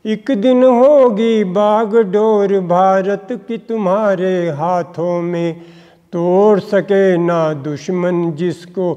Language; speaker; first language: Hindi; native; Hindi